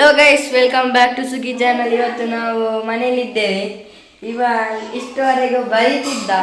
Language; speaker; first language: Kannada; non-native, local second language; Tulu